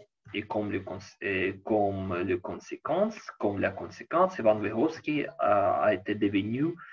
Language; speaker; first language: French; non-native, learner; Ukrainian